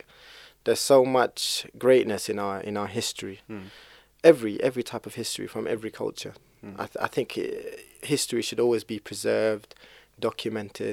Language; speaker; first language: English; native; English